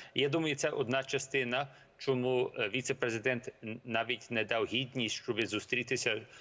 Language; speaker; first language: Ukrainian; early bilingual, heritage; Ukrainian